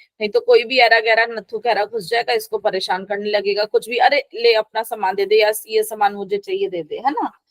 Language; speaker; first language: Hindi; native; Hindi